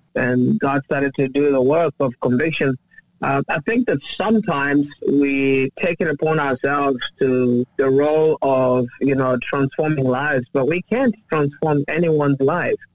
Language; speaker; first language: English; non-native, local second language; Ganda